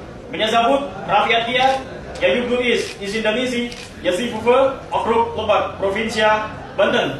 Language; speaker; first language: Russian; non-native, learner; Indonesian